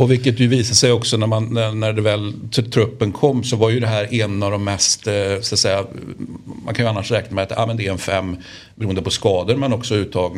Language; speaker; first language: Swedish; native; Swedish